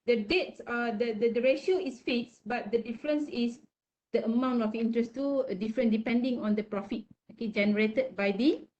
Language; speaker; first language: English; non-native, local second language; Malay